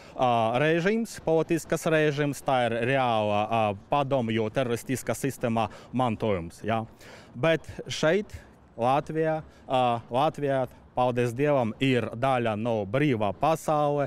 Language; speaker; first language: Latvian; non-native, fluent; Russian